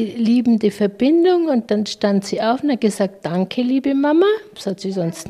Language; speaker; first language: German; native; German